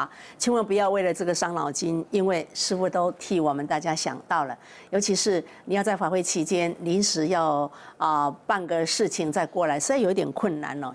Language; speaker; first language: Chinese; native; Chinese